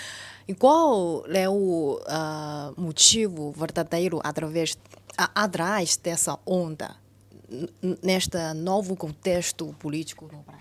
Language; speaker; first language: Portuguese; non-native, fluent; Chinese